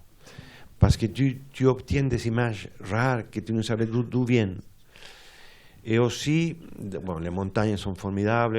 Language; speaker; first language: French; non-native, fluent; Spanish